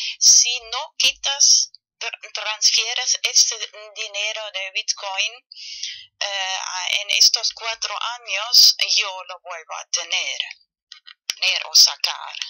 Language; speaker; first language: Spanish; non-native, learner; German